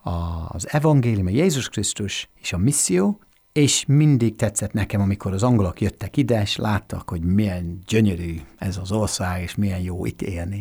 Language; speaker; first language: Hungarian; non-native, fluent; English